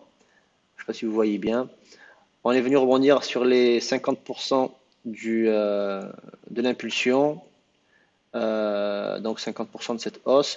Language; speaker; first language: French; native; French